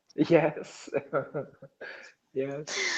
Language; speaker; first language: English; non-native, learner; Persian